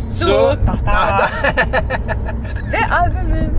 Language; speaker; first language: Turkish; early bilingual, heritage; Turkish